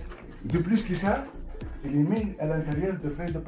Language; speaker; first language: French; non-native, local second language; Arabic